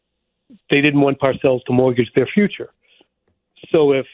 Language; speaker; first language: English; native; English